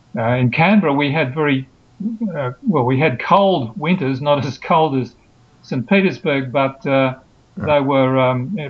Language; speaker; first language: English; native; English